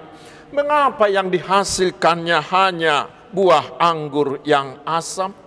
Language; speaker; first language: Indonesian; non-native, local second language; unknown